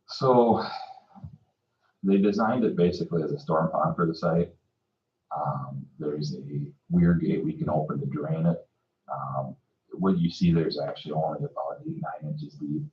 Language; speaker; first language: English; native; English